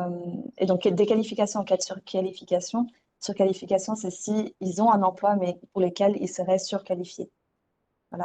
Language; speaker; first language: French; native; French